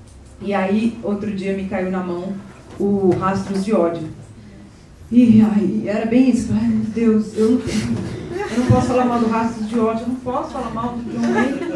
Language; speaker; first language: Portuguese; native; Portuguese